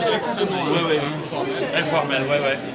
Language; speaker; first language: French; non-native, local second language; Wolof